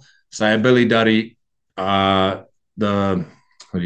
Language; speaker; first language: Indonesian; non-native, learner; English